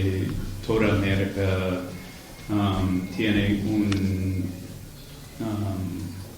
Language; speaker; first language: Spanish; non-native, learner; English